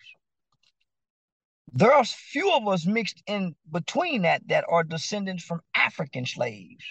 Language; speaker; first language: English; native; English